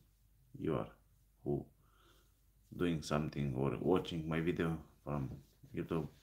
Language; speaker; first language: English; non-native, learner; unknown